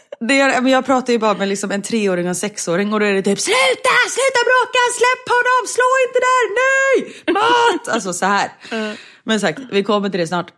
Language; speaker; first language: Swedish; native; Swedish